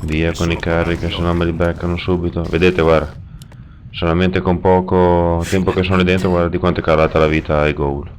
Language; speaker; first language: Italian; native; Italian